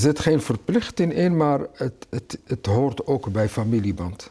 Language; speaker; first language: Dutch; early bilingual, other home language; Arabic